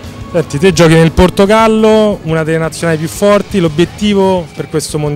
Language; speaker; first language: Italian; native; Italian